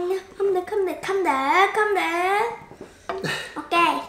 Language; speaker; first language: Vietnamese; early bilingual, heritage; Korean